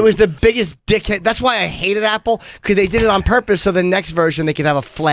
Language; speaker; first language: English; native; English